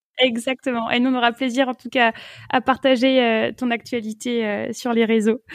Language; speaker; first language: French; native; French